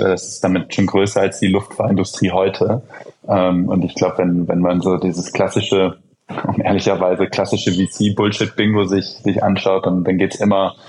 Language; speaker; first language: German; native; German